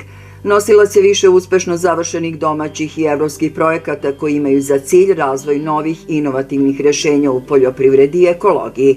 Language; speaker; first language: Serbian; native; Serbian